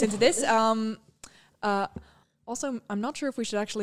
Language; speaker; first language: English; native; English